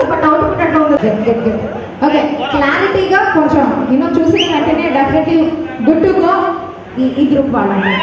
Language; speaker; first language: Telugu; native; Telugu